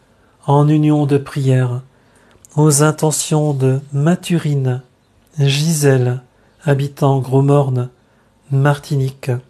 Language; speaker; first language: French; native; French